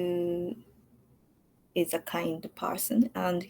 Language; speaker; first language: English; non-native, learner; Japanese